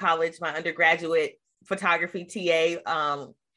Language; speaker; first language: English; native; English